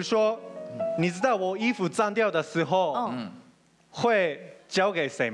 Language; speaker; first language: Chinese; non-native, fluent; Japanese